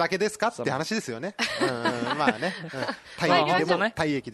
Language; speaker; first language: Japanese; native; Japanese